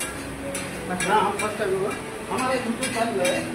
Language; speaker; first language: Hindi; non-native, local second language; Kannada